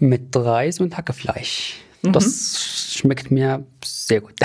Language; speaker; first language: German; non-native, fluent; Arabic